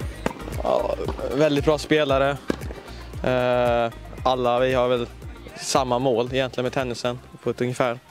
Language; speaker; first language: Swedish; native; Swedish